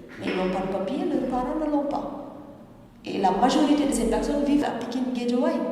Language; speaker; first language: French; non-native, local second language; Wolof